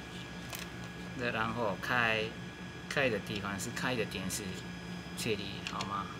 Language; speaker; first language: Chinese; non-native, learner; Japanese